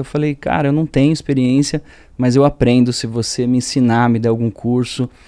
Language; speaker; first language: Portuguese; early bilingual, other home language; French